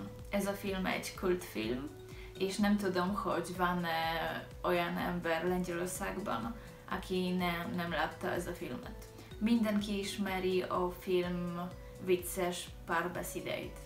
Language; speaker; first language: Hungarian; non-native, learner; Polish